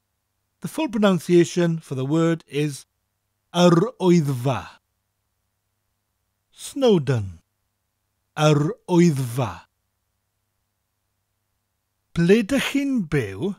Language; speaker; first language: Welsh; non-native, fluent; English